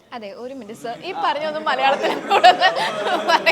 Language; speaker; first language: Malayalam; native; Malayalam